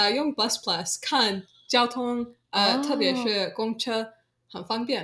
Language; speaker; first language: Chinese; non-native, learner; English